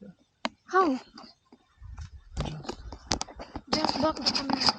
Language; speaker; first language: English; non-native, local second language; Cebuano